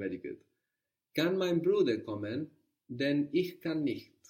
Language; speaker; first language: German; non-native, fluent; English